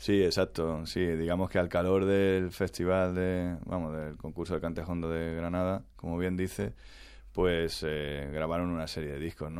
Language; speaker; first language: Spanish; native; Spanish